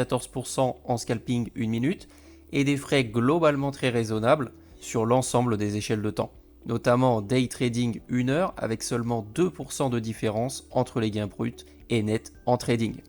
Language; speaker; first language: French; native; French